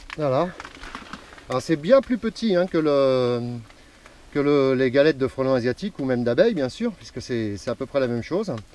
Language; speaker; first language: French; native; French